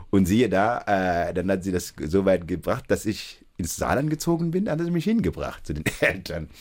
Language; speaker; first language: German; non-native, fluent; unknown